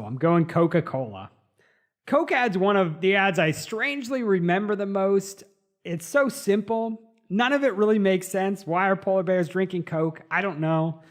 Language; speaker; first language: English; native; English